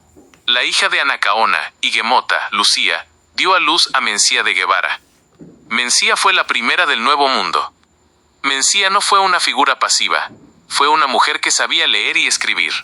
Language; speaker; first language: Spanish; native; Spanish